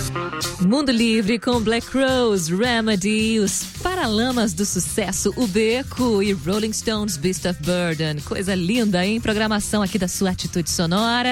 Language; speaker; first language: Portuguese; native; Portuguese